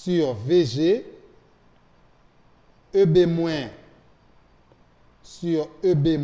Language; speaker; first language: French; non-native, local second language; Haitian Creole